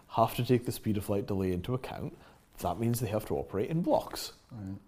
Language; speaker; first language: English; native; English